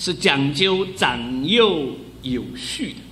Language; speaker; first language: Chinese; native; Chinese